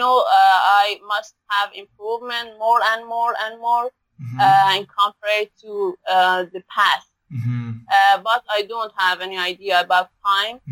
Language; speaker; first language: English; non-native, learner; Persian